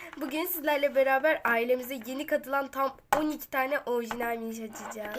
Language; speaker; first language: Turkish; native; Turkish